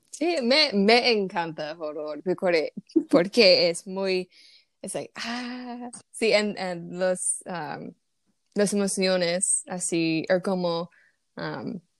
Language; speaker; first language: Spanish; non-native, learner; English